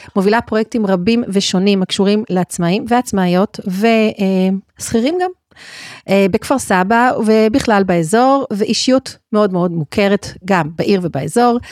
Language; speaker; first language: Hebrew; native; Hebrew